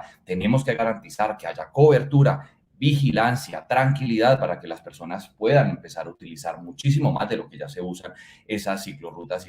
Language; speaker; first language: Spanish; native; Spanish